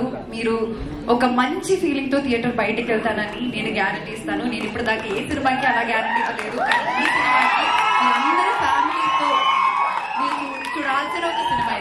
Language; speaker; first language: Telugu; non-native, fluent; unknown